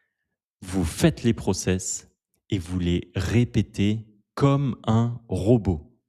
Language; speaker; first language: French; native; French